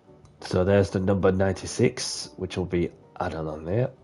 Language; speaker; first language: English; native; English